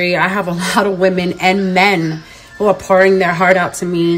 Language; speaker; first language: English; native; English